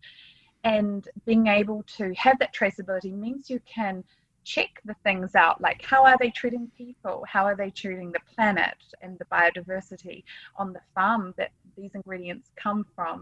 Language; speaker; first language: English; native; English